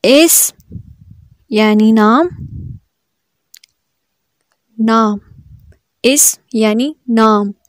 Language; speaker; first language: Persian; non-native, fluent; Urdu